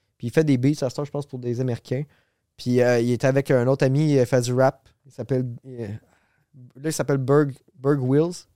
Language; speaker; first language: French; native; French